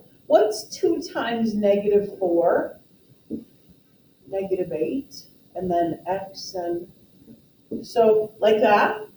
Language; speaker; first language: English; native; English